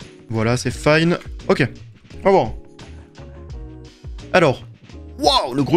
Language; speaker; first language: French; native; French